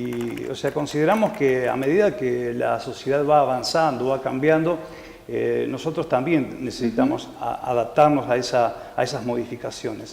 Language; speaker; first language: Spanish; native; Spanish